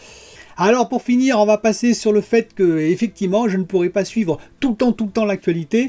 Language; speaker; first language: French; native; French